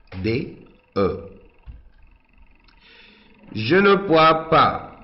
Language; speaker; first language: French; non-native, fluent; Arabic